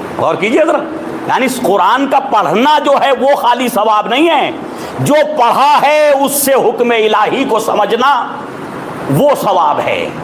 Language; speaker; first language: Urdu; native; Urdu